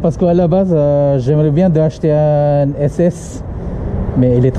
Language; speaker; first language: French; non-native, learner; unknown